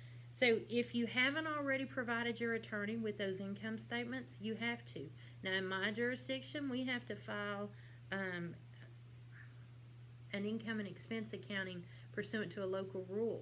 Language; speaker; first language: English; native; English